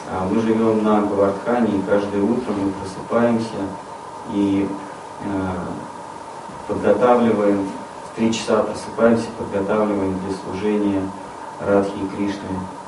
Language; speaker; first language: Russian; native; Russian